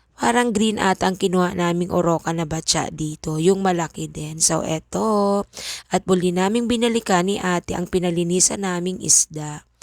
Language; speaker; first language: Filipino; non-native, local second language; Bikol